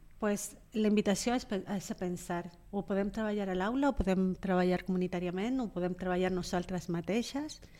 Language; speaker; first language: Catalan; non-native, local second language; Spanish